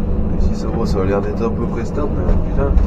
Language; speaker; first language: French; native; French